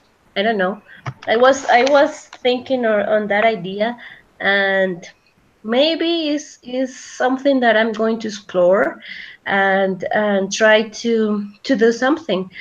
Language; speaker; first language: English; non-native, fluent; Spanish